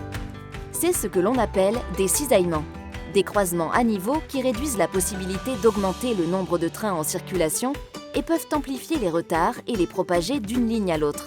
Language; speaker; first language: French; native; French